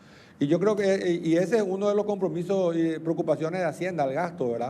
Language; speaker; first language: Spanish; native; Spanish